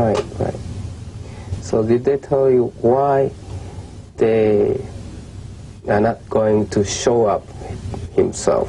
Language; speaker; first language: English; non-native, learner; Japanese